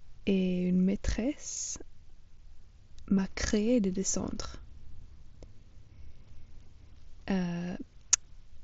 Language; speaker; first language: French; non-native, fluent; English